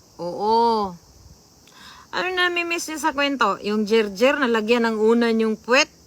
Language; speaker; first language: Filipino; non-native, local second language; Cebuano